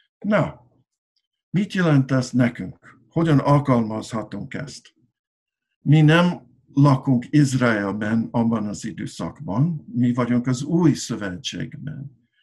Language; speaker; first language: Hungarian; non-native, learner; English